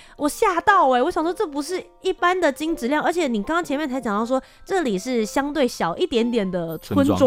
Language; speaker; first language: Chinese; native; Chinese